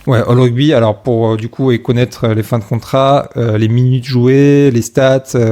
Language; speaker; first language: French; native; French